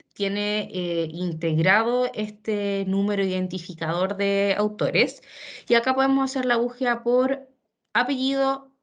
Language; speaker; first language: Spanish; native; Spanish